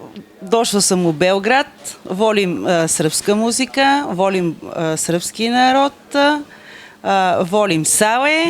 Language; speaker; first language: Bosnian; non-native, learner; Bulgarian